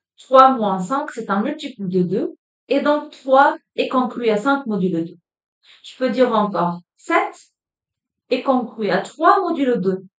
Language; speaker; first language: French; non-native, local second language; Arabic